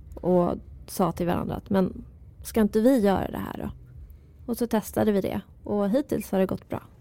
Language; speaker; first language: Swedish; early bilingual, other home language; Persian